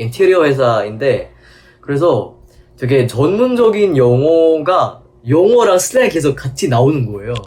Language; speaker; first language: Korean; non-native, fluent; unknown